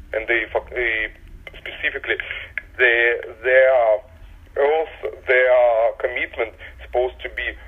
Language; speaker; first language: English; non-native, fluent; Russian